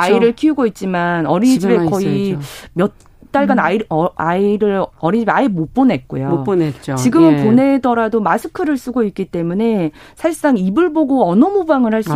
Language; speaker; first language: Korean; native; Korean